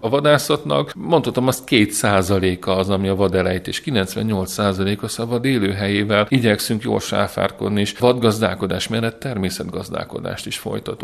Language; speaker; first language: Hungarian; native; Hungarian